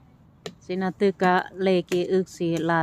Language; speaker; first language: Finnish; non-native, learner; Thai